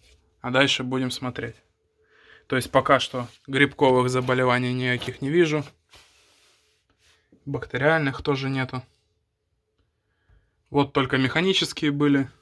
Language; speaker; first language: Russian; native; Russian